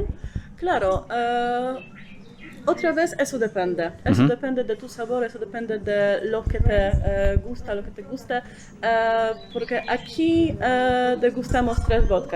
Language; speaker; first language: Spanish; non-native, fluent; Polish